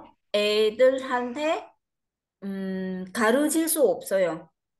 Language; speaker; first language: Korean; non-native, learner; Vietnamese